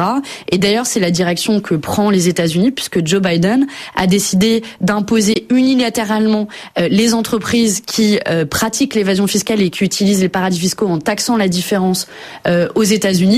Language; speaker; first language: French; native; French